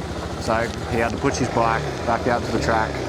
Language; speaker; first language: English; native; English